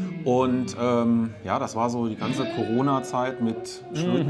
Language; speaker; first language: German; native; German